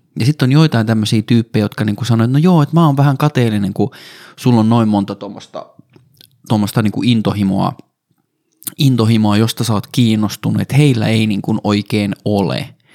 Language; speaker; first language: Finnish; native; Finnish